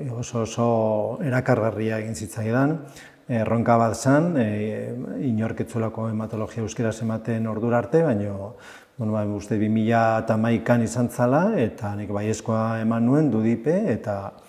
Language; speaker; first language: Basque; native; Basque